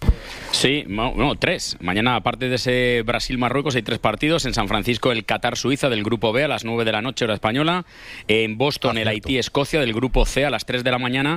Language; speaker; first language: Spanish; native; Spanish